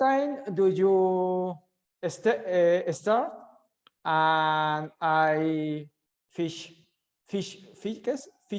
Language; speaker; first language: English; non-native, learner; Spanish